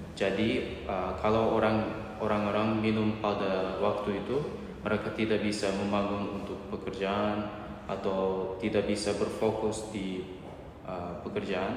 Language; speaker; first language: Indonesian; non-native, learner; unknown